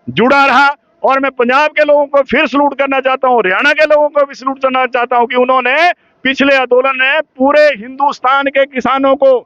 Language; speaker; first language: Hindi; native; Hindi